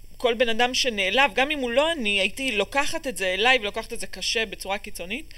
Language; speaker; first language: Hebrew; native; Hebrew